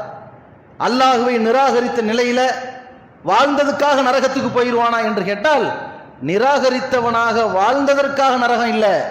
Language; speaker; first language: Tamil; native; Tamil